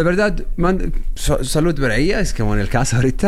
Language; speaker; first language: Spanish; non-native, learner; Arabic